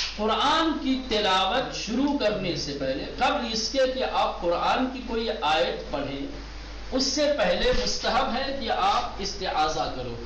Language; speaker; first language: Urdu; native; Urdu